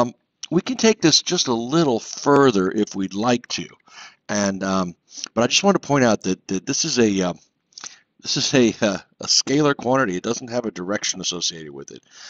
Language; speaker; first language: English; native; English